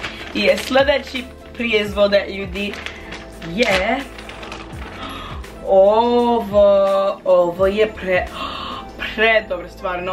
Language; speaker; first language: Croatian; non-native, learner; English